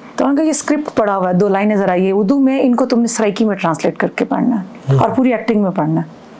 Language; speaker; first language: Urdu; non-native, local second language; Punjabi